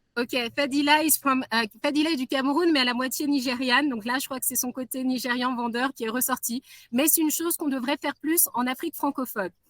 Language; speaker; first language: French; non-native, local second language; Swahili